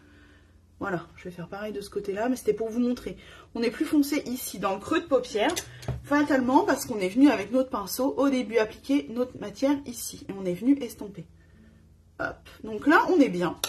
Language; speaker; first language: French; native; French